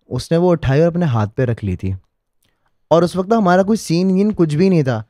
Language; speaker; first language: Urdu; native; Urdu